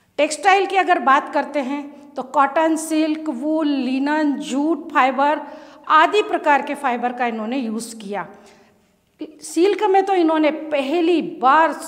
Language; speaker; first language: Hindi; native; Hindi